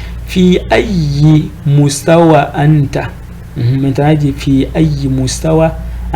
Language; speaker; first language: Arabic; non-native, fluent; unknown